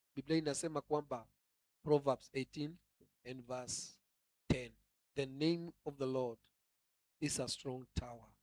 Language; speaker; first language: English; non-native, local second language; Kikuyu